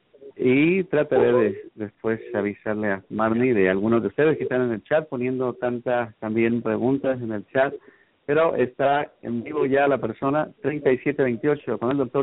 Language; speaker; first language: Spanish; native; Spanish